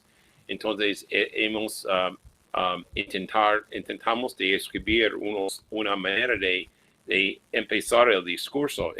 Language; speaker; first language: Spanish; non-native, fluent; English